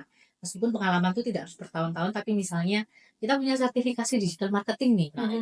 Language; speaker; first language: Indonesian; native; Indonesian